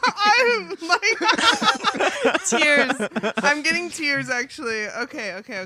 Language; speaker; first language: English; native; English